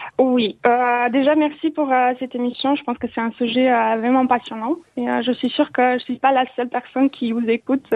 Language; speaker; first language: French; non-native, fluent; Romanian